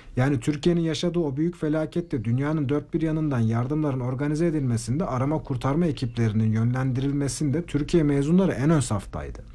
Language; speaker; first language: Turkish; native; Turkish